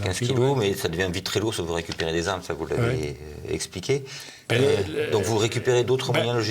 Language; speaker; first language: French; native; French